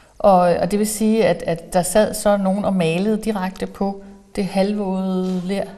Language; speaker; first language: Danish; native; Danish